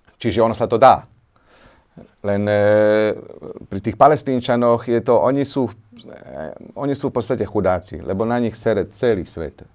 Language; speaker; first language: Slovak; native; Slovak